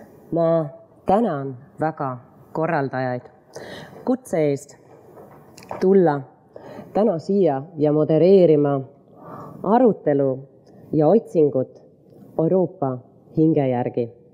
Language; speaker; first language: Estonian; early bilingual, heritage; Estonian